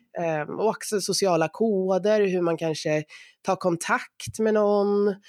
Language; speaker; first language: Swedish; native; Swedish